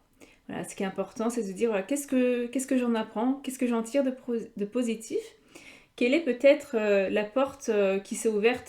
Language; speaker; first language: French; native; French